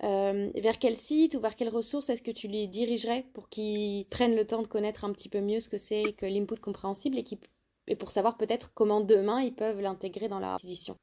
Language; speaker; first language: French; native; French